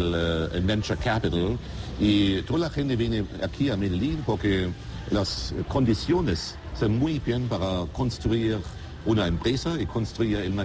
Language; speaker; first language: Spanish; non-native, learner; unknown